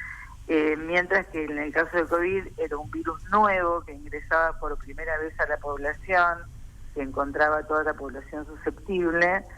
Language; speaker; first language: Spanish; native; Spanish